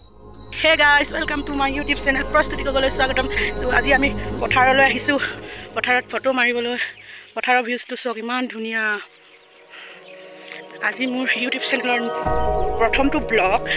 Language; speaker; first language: English; non-native, learner; Assamese